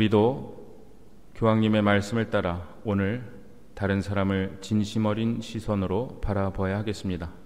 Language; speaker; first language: Korean; native; Korean